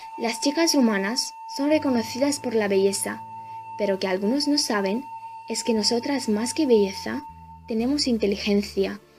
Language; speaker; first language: Spanish; non-native, fluent; Romanian